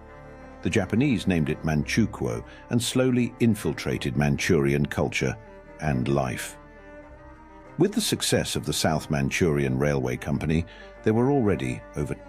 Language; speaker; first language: English; native; English